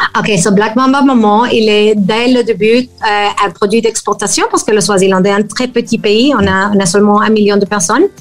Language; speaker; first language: French; non-native, fluent; Spanish